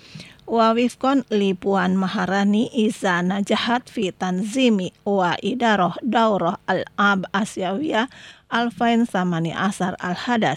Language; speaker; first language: Arabic; non-native, fluent; Indonesian